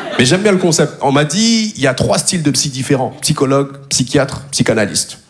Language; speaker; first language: French; native; French